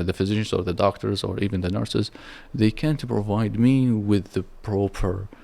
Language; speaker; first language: English; non-native, fluent; Arabic